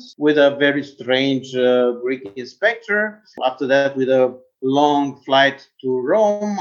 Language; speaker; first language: English; non-native, fluent; Romanian